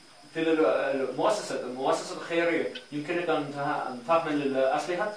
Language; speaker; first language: Arabic; non-native, learner; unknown